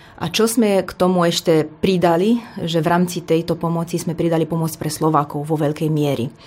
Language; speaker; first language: Slovak; non-native, fluent; Romanian